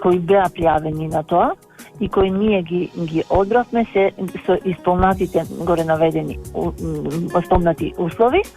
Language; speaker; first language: Macedonian; non-native, local second language; Albanian